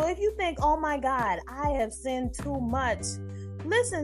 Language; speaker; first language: English; non-native, local second language; Jamaican Creole English